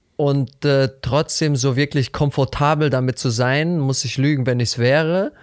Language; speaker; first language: German; native; German